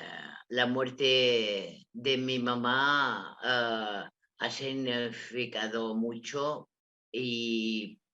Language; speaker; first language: Spanish; non-native, local second language; Catalan